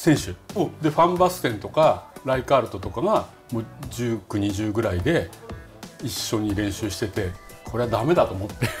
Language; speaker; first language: Japanese; native; Japanese